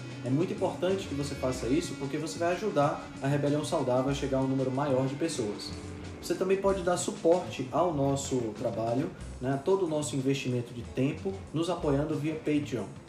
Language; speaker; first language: Portuguese; native; Portuguese